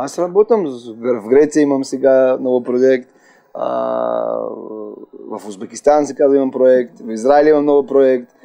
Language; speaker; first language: Bulgarian; non-native, learner; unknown